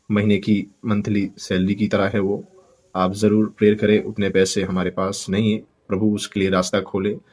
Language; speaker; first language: Hindi; native; Hindi